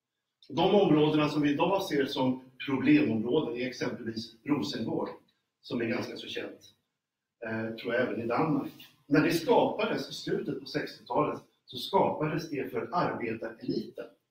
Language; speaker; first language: Swedish; native; Swedish